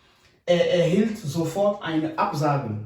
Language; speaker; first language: German; non-native, fluent; French